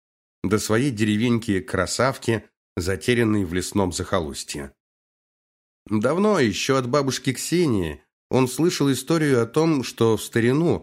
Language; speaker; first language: Russian; native; Russian